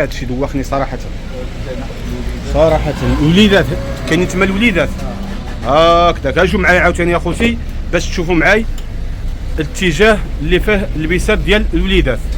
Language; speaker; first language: Arabic; native; Arabic